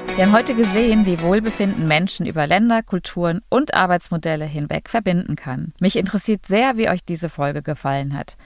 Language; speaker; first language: German; native; German